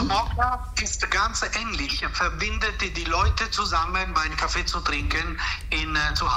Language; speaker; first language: German; non-native, fluent; Italian